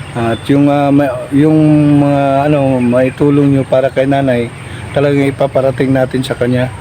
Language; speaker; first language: Filipino; non-native, local second language; Cebuano